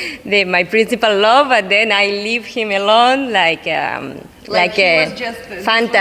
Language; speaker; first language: English; non-native, learner; Spanish